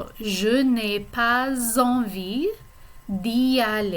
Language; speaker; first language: French; non-native, fluent; English